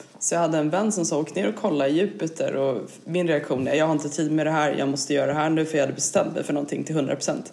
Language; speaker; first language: Swedish; native; Swedish